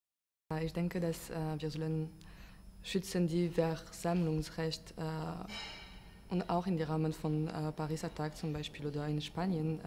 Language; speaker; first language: German; non-native, fluent; French